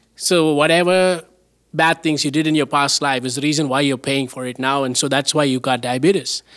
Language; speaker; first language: English; non-native, local second language; Tamil